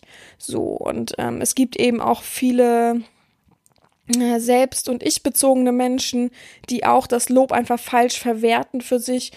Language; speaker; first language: German; native; German